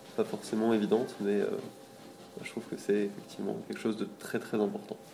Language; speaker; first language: French; native; French